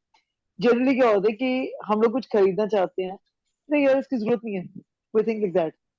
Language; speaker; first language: Hindi; native; Hindi